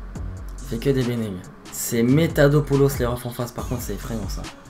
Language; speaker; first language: French; native; French